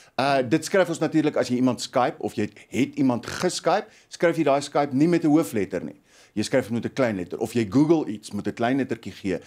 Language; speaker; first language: Afrikaans; native; Afrikaans